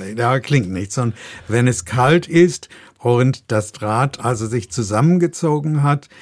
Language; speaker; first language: German; non-native, fluent; English